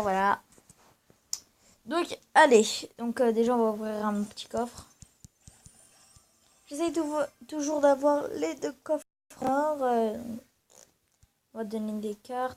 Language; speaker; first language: French; native; French